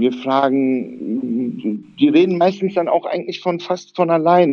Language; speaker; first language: German; early bilingual, other home language; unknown